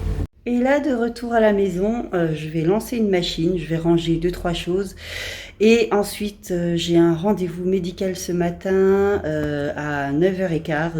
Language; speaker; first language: French; native; French